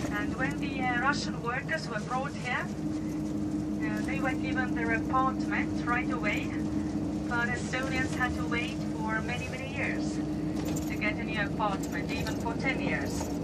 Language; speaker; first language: English; non-native, fluent; Estonian